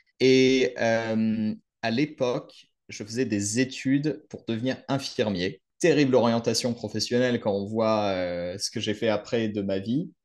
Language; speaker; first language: French; native; French